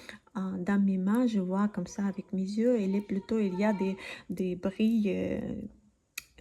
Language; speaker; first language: French; non-native, learner; Russian